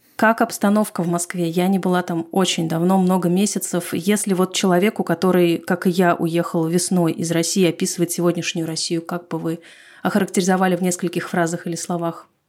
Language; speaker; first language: Russian; native; Russian